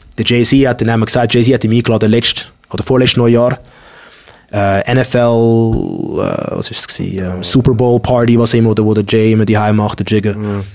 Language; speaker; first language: German; early bilingual, other home language; English